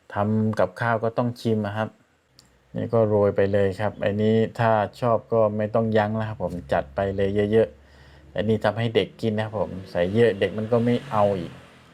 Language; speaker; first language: Thai; non-native, local second language; Malay